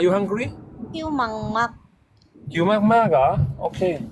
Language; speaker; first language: English; non-native, learner; Thai